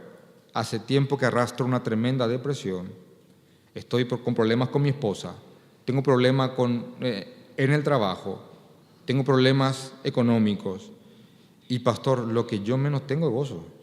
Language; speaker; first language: Spanish; native; Spanish